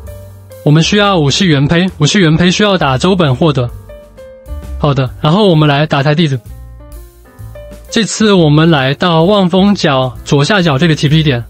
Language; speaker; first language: Chinese; native; Chinese